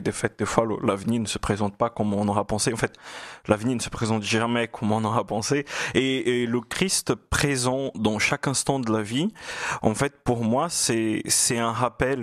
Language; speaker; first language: French; non-native, fluent; Portuguese